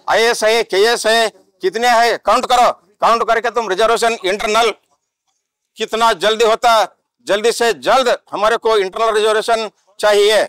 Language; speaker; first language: Hindi; non-native, local second language; Kannada